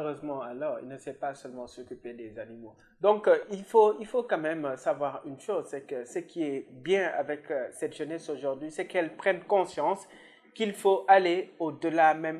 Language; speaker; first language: French; non-native, local second language; Wolof